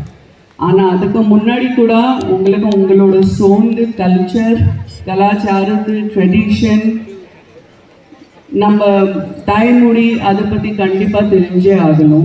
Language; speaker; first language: Tamil; non-native, local second language; Gujarati